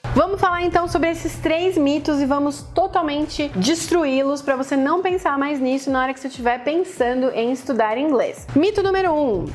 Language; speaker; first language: Portuguese; native; Portuguese